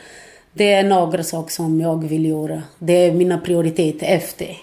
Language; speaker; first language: Swedish; non-native, fluent; Portuguese